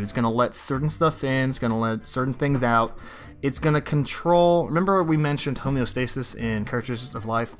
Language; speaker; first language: English; native; English